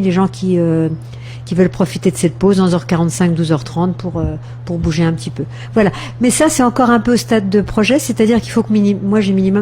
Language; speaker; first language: French; native; French